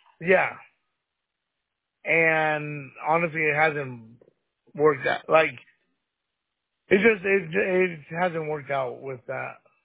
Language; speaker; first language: English; early bilingual, other home language; Spanish